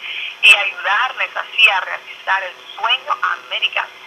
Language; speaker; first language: Spanish; early bilingual, other home language; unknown